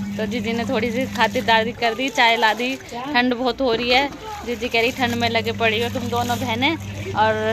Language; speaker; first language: Hindi; native; Hindi